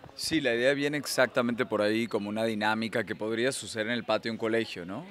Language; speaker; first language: Spanish; native; Spanish